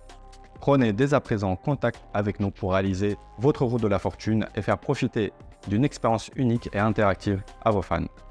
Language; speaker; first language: French; native; French